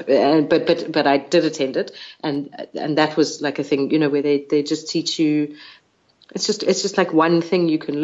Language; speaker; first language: English; native; English